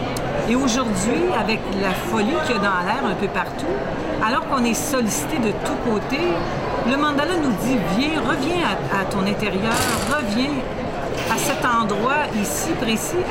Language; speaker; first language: French; native; French